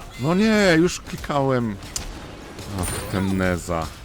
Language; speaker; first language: Polish; native; Polish